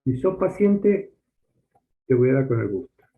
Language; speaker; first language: Spanish; native; Spanish